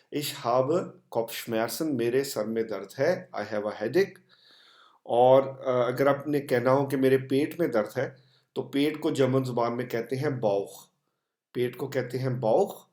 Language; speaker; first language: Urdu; non-native, local second language; Punjabi